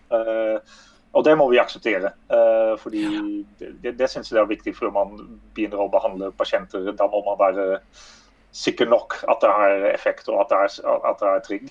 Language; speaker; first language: Norwegian; non-native, fluent; Dutch